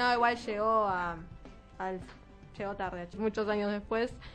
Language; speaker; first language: Spanish; native; Spanish